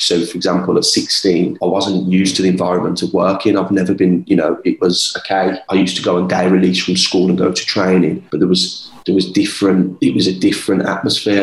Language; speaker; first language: English; native; English